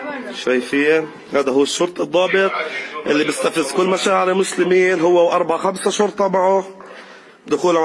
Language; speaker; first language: Arabic; native; Arabic